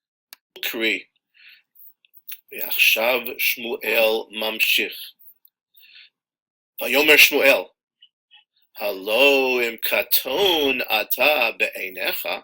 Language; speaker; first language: Hebrew; non-native, fluent; English